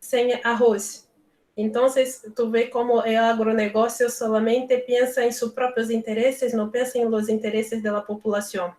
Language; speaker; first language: Spanish; non-native, learner; Portuguese